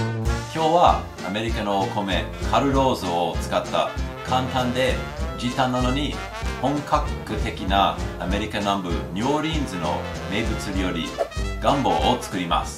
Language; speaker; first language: Japanese; non-native, fluent; English